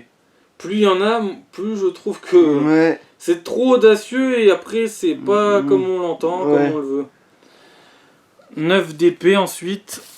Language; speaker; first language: French; native; French